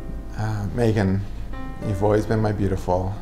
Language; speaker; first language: English; native; English